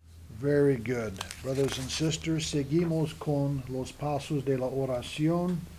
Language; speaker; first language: Spanish; non-native, learner; English